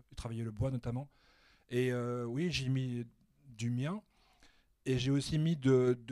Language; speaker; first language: French; native; French